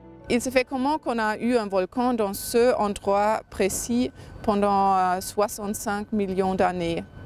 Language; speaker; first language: French; non-native, fluent; German